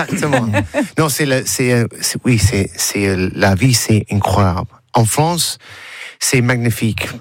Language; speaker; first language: French; non-native, learner; English